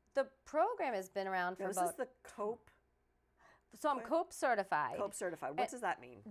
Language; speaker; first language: English; native; English